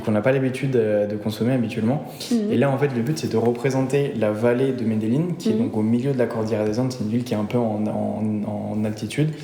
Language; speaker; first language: French; early bilingual, other home language; Spanish